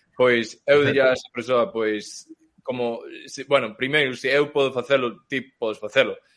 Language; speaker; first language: Galician; non-native, fluent; English